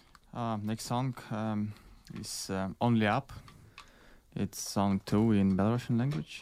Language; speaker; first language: English; non-native, learner; Belarusian